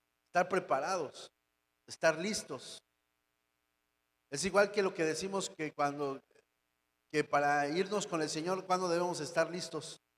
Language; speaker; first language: Spanish; native; Spanish